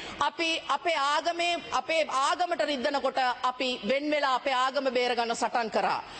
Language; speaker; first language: Sinhala; non-native, local second language; Tamil